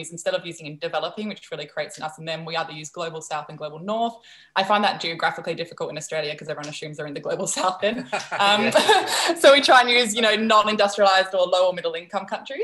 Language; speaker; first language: English; non-native, fluent; Dutch